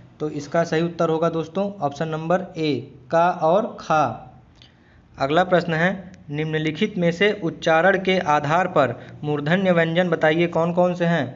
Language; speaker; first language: Hindi; native; Hindi